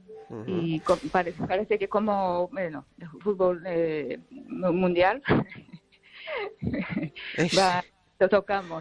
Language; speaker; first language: Spanish; non-native, learner; Japanese